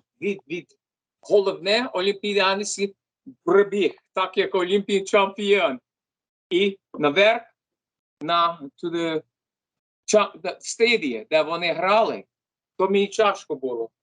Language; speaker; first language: Ukrainian; early bilingual, heritage; English